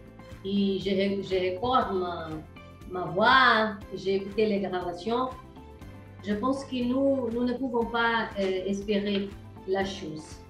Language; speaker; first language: French; non-native, learner; Portuguese